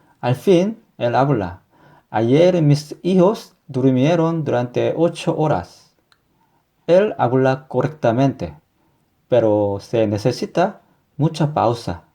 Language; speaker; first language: Spanish; non-native, fluent; Korean